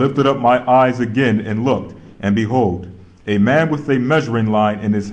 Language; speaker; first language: English; native; English